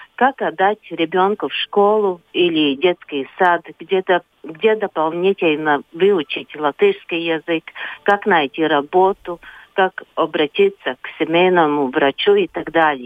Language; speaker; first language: Russian; non-native, local second language; Latvian